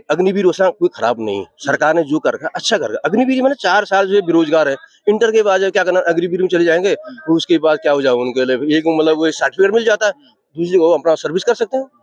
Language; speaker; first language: Hindi; native; Hindi